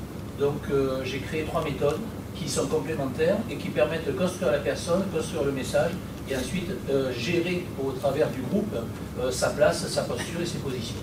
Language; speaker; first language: French; native; French